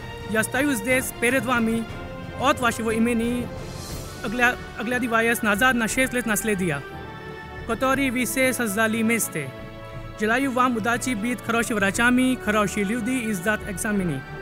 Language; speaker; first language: Russian; non-native, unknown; Hindi